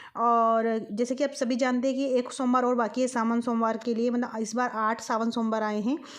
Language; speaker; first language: Hindi; non-native, local second language; Bangla